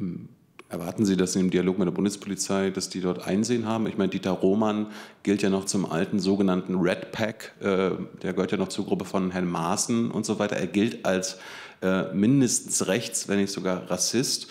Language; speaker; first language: German; native; German